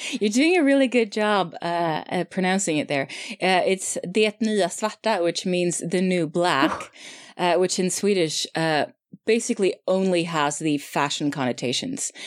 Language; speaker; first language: English; non-native, fluent; Swedish